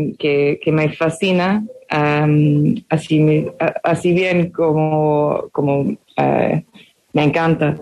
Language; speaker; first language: Spanish; non-native, fluent; English